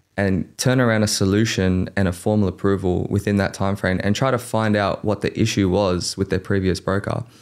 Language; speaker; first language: English; native; English